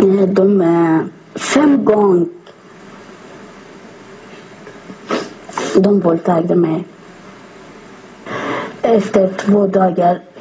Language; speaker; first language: Swedish; non-native, learner; Persian